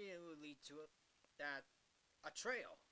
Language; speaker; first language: English; native; English